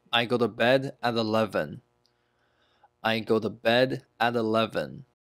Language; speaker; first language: English; non-native, fluent; Chinese